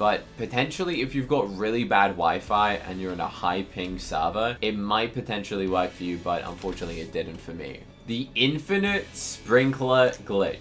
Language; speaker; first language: English; native; English